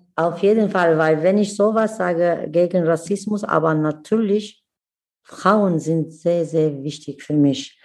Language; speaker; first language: German; non-native, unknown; Kurdish